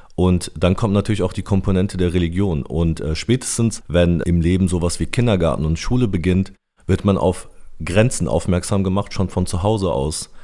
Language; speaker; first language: German; early bilingual, other home language; Turkish